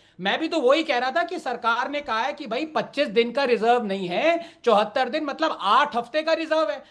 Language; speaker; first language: Hindi; non-native, local second language; Tamil